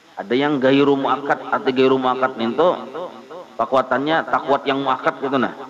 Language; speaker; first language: Indonesian; non-native, local second language; Banjar